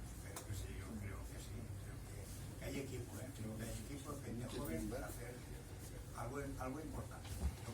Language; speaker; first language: Spanish; native; Spanish